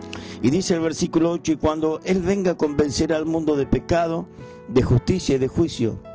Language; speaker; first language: Spanish; native; Spanish